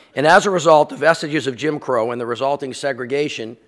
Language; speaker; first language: English; native; English